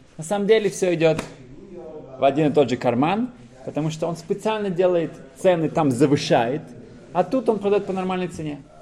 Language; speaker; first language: Russian; early bilingual, heritage; Russian